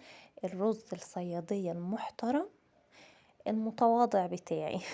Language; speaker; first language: Arabic; native; Arabic